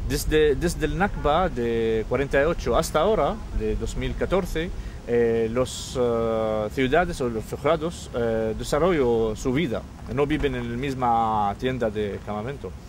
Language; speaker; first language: Spanish; non-native, fluent; Arabic